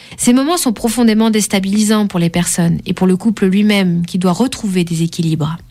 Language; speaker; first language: French; native; French